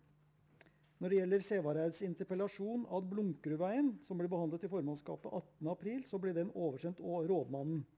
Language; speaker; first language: Norwegian; native; Norwegian